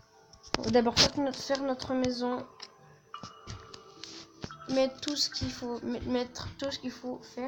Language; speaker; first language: French; native; French